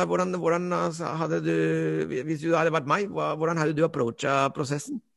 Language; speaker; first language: Norwegian; non-native, fluent; Spanish